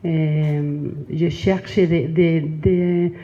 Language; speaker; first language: French; non-native, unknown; Spanish